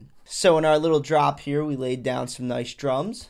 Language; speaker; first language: English; native; English